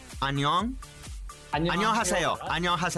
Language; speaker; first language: Korean; non-native, learner; Spanish